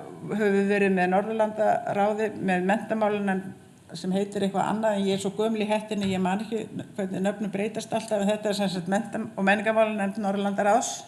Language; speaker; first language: Icelandic; native; Icelandic